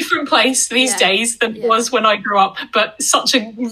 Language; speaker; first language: English; native; English